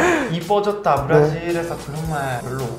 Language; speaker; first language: Korean; non-native, fluent; Portuguese